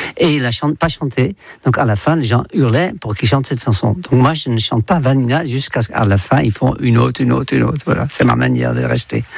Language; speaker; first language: French; non-native, fluent; Dutch